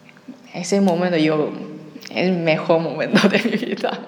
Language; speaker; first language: Spanish; non-native, learner; Chinese